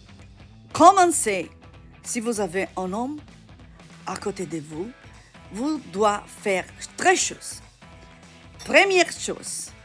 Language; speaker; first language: French; non-native, learner; Italian